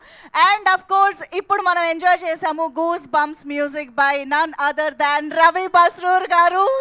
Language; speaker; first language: Telugu; native; Telugu